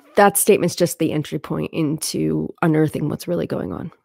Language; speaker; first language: English; native; English